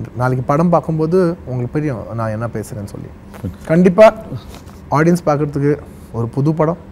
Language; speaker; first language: Tamil; non-native, local second language; Telugu